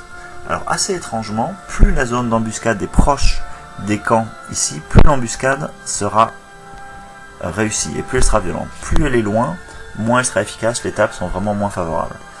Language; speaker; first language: French; native; French